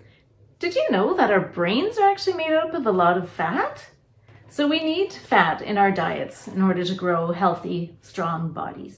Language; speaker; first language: English; native; English